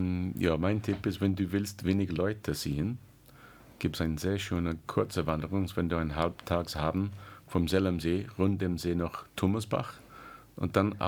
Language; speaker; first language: German; non-native, learner; English